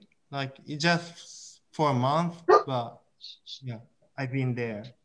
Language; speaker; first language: English; non-native, fluent; Japanese